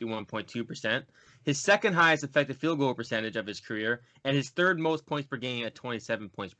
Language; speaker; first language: English; native; English